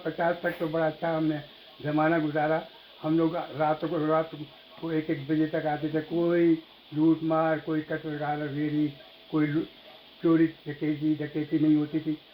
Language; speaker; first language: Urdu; native; Urdu